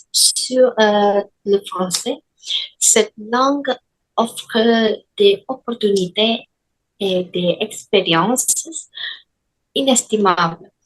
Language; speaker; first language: French; non-native, learner; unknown